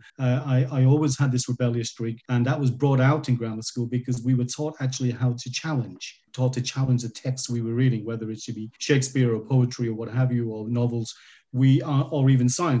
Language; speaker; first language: English; native; English